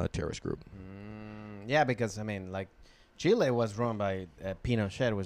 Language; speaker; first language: English; non-native, fluent; Spanish